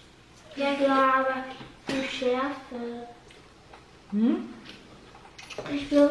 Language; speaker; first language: German; early bilingual, other home language; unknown